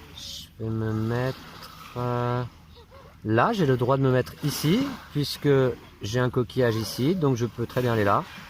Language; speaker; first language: French; native; French